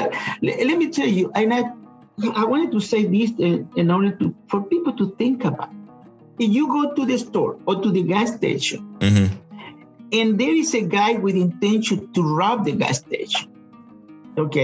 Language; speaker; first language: English; non-native, fluent; Spanish